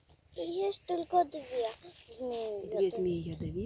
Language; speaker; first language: Russian; early bilingual, heritage; Russian